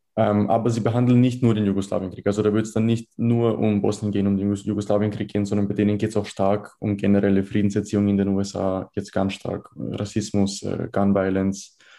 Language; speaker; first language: German; early bilingual, other home language; Bosnian